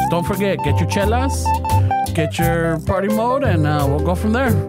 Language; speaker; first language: English; early bilingual, other home language; Spanish